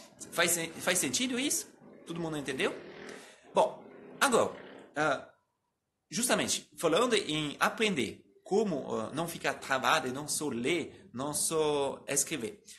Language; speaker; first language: Portuguese; non-native, fluent; French